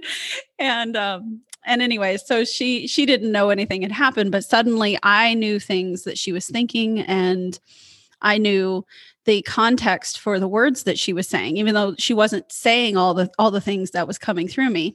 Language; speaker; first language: English; native; English